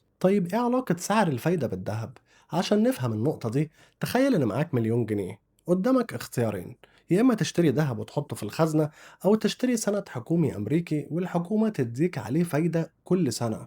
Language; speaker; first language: Arabic; native; Arabic